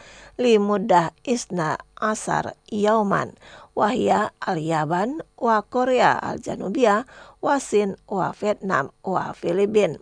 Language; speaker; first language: Arabic; non-native, fluent; Indonesian